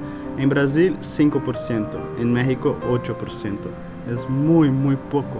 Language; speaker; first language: Spanish; non-native, fluent; Portuguese